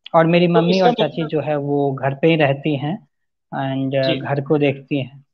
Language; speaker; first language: Hindi; native; Hindi